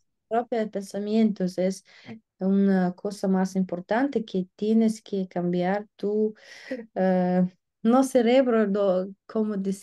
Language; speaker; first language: Spanish; non-native, learner; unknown